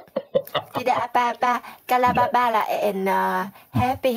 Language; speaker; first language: Indonesian; non-native, learner; Vietnamese